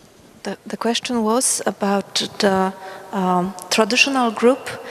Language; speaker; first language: English; non-native, fluent; Polish